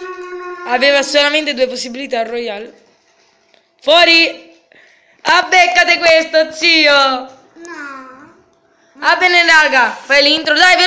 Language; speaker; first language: Italian; native; Italian